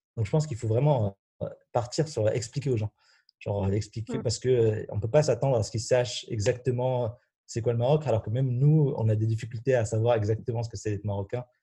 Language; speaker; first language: French; non-native, local second language; Arabic